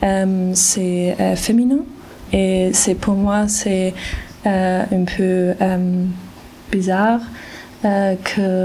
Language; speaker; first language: French; non-native, learner; German